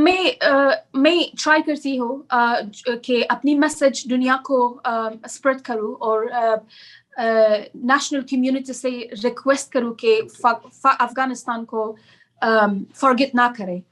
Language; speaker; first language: Hindi; non-native, learner; Persian